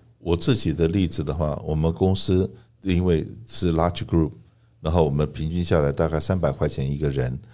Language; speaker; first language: Chinese; native; Chinese